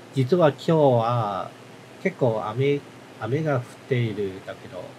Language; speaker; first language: Japanese; non-native, learner; English